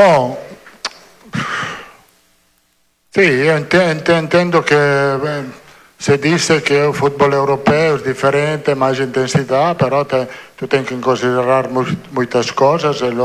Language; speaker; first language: Portuguese; non-native, learner; Italian